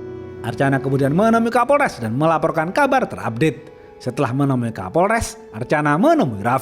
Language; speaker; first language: Indonesian; native; Indonesian